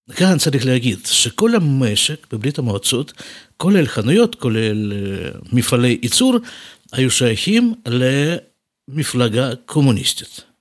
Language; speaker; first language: Hebrew; non-native, fluent; Russian